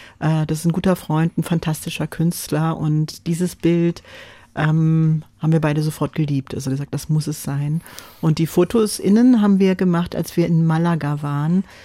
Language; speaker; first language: German; non-native, fluent; English